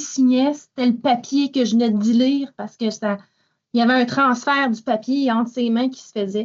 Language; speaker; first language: French; native; French